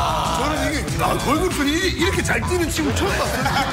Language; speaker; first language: Korean; native; Korean